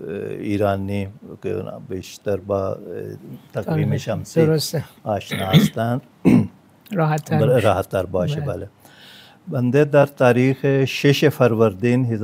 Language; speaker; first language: Persian; non-native, fluent; Punjabi